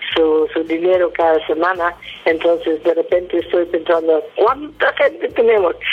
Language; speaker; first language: Spanish; non-native, fluent; Dutch